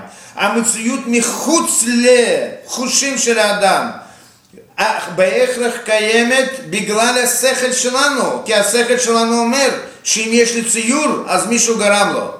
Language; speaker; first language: Hebrew; non-native, fluent; Russian